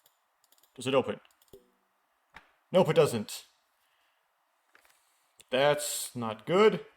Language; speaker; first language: English; native; English